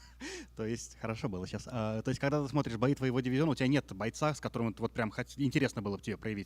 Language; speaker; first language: Russian; native; Russian